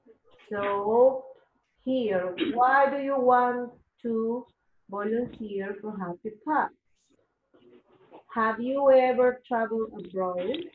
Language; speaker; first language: English; non-native, learner; Spanish